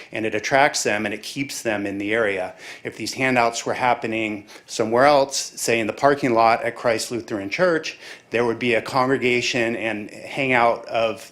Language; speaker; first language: English; native; English